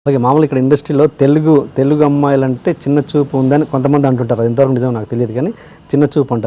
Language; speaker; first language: Telugu; native; Telugu